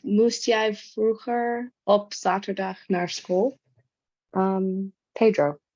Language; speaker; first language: Dutch; non-native, learner; English